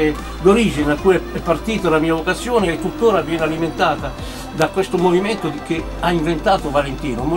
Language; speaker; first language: Italian; native; Italian